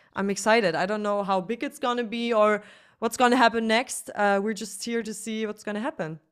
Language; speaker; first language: English; non-native, fluent; German